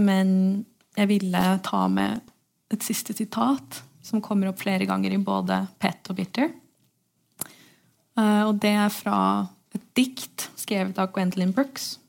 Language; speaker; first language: Norwegian; early bilingual, heritage; English